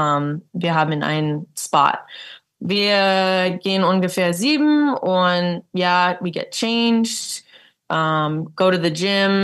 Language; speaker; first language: German; early bilingual, heritage; English